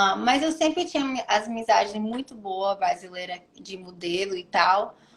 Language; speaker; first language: Portuguese; early bilingual, heritage; English